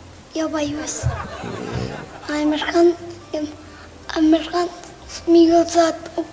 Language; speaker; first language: Russian; non-native, local second language; Tajik